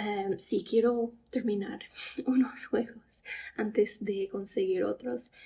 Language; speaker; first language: Spanish; non-native, fluent; English